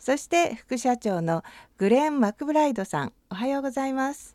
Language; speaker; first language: Japanese; native; Japanese